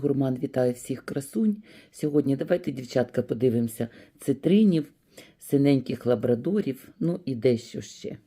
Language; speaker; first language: Ukrainian; native; Ukrainian